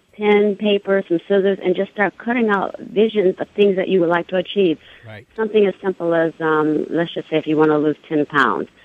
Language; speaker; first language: English; native; English